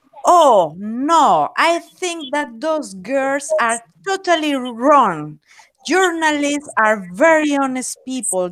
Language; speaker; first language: English; non-native, fluent; Spanish